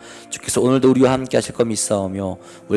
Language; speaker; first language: Korean; native; Korean